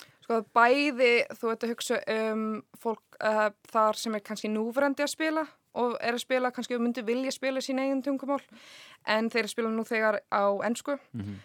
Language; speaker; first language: Icelandic; non-native, fluent; English